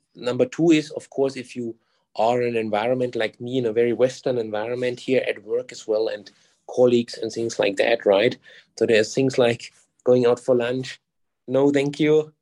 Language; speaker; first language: English; non-native, fluent; German